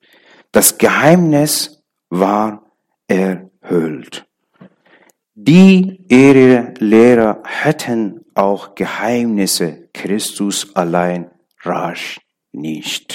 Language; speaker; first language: German; non-native, learner; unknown